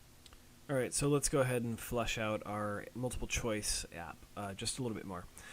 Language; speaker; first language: English; native; English